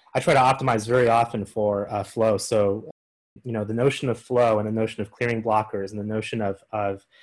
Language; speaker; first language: English; native; English